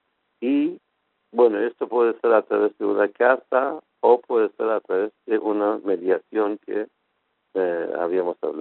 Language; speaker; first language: Spanish; non-native, fluent; Persian